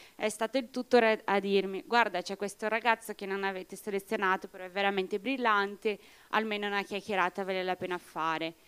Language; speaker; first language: Italian; non-native, fluent; Portuguese